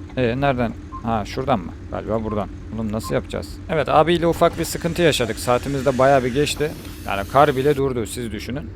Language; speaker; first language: Turkish; native; Turkish